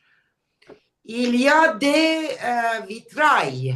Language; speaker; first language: French; non-native, learner; Turkish